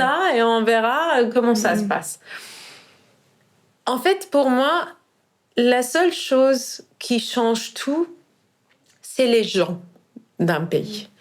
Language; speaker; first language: French; non-native, fluent; Persian